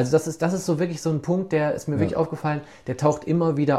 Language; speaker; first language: German; native; German